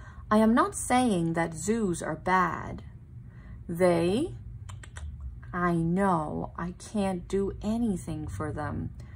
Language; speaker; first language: English; non-native, fluent; Thai